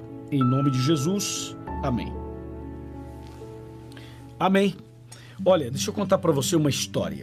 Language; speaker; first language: Portuguese; native; Portuguese